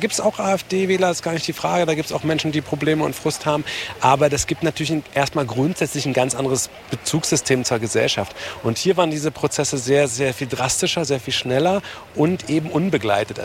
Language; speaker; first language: German; native; German